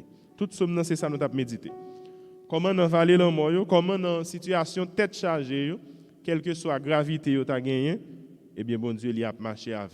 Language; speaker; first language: French; non-native, local second language; Haitian Creole